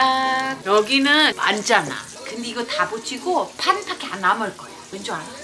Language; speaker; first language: Korean; non-native, fluent; German